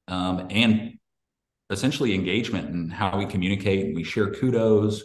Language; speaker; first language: English; native; English